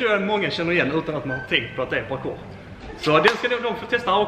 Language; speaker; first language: Swedish; native; Swedish